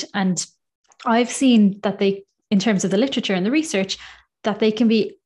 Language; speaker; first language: English; native; English